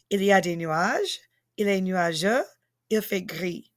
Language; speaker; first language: French; non-native, fluent; English